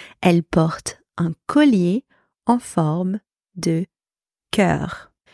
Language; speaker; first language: French; native; French